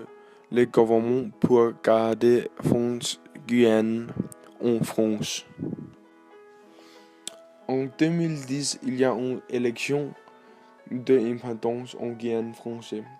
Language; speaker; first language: French; non-native, learner; Danish